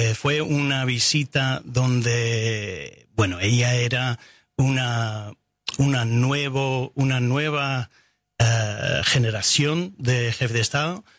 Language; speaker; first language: Spanish; non-native, fluent; English